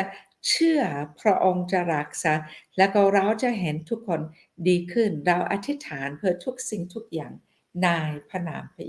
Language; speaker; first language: Thai; non-native, fluent; English